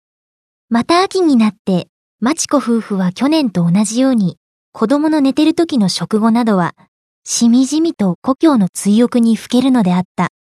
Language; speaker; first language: Japanese; native; Japanese